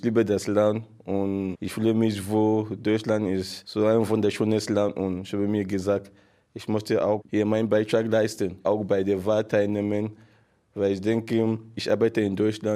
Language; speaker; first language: German; non-native, fluent; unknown